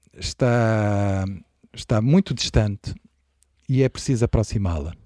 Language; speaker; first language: Portuguese; native; Portuguese